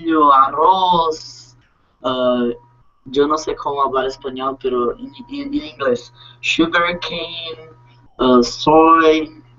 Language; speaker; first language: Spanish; non-native, learner; Portuguese